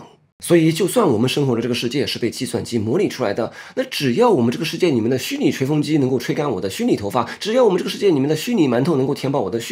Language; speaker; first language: Chinese; native; Chinese